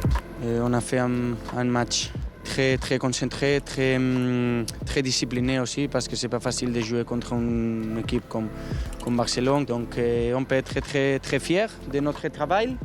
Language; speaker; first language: French; non-native, learner; Spanish